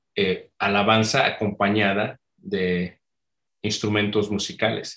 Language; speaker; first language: Spanish; native; Spanish